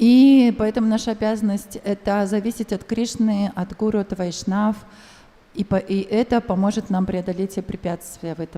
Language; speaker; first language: Russian; native; Russian